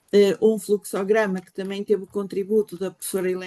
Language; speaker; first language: Portuguese; native; Portuguese